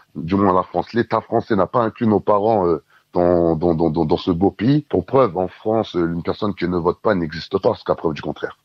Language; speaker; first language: French; native; French